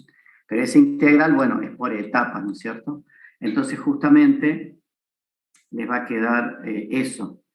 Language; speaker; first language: Spanish; native; Spanish